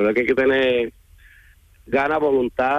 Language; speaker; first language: Spanish; native; Spanish